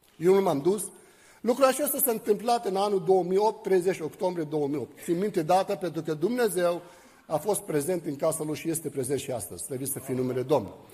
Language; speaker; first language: Romanian; non-native, fluent; Arabic